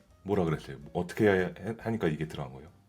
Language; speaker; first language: Korean; native; Korean